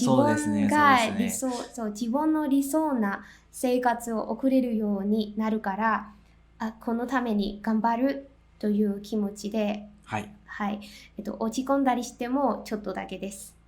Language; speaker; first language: Japanese; non-native, fluent; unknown